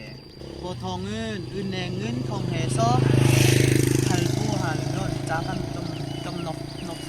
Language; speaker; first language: Korean; non-native, learner; Lao